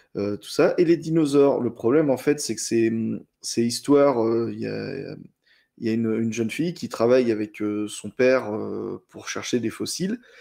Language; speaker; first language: French; native; French